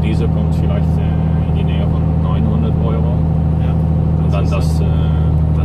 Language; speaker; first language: German; non-native, fluent; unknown